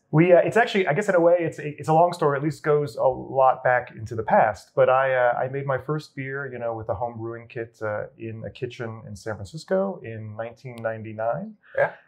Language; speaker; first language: English; native; English